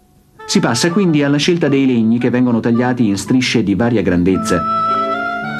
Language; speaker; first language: Italian; native; Italian